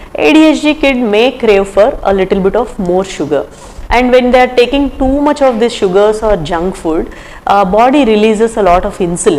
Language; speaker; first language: English; non-native, local second language; Telugu